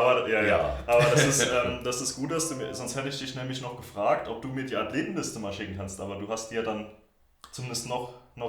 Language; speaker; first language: German; native; German